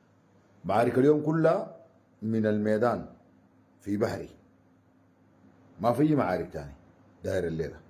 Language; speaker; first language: Arabic; native; Arabic